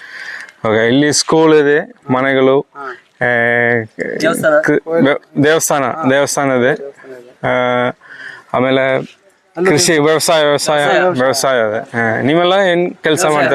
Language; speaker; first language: Kannada; non-native, learner; Malayalam